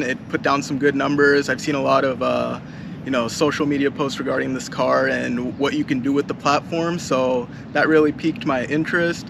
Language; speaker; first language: English; native; English